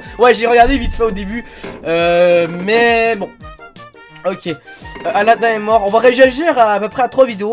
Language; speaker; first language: French; native; French